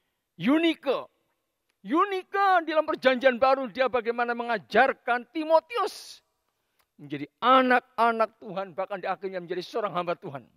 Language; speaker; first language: Indonesian; native; Indonesian